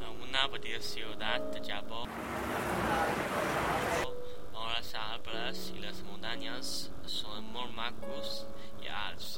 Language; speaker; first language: Catalan; non-native, learner; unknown